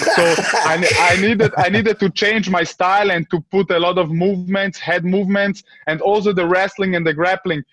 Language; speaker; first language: English; early bilingual, other home language; Serbian